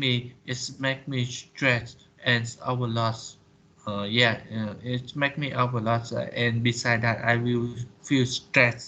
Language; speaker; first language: English; non-native, learner; Vietnamese